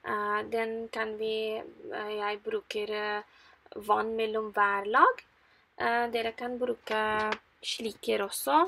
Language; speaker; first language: Norwegian; non-native, fluent; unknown